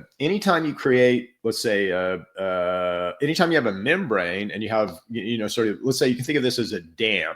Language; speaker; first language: English; native; English